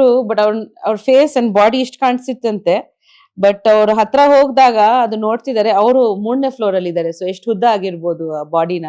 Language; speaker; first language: Kannada; non-native, fluent; Bangla